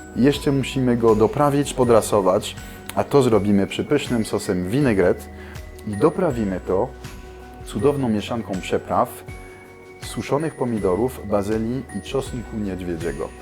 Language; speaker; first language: Polish; non-native, fluent; French